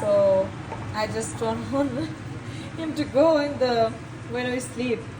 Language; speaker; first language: English; non-native, local second language; Bangla